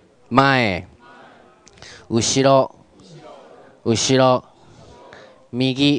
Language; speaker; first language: Japanese; non-native, fluent; Chinese